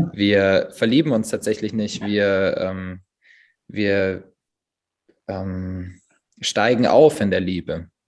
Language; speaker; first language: German; native; German